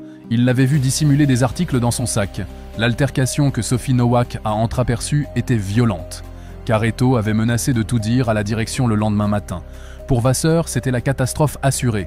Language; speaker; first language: French; native; French